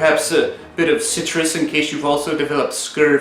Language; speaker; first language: English; native; English